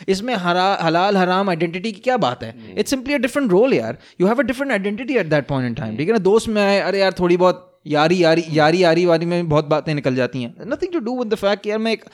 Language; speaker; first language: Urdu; native; Urdu